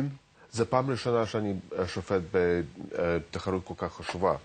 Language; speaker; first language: Hebrew; non-native, fluent; Russian